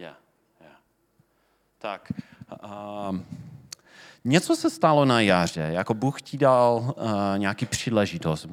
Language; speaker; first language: Czech; non-native, fluent; English